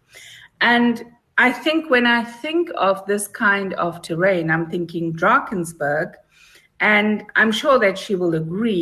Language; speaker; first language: English; native; English